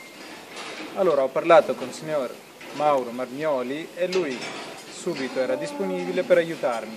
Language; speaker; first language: Italian; non-native, fluent; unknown